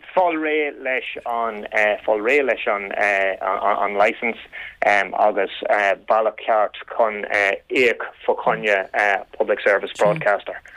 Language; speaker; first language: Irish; non-native, local second language; English